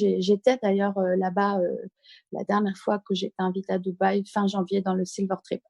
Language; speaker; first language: French; native; French